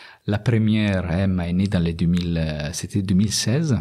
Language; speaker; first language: French; non-native, fluent; Italian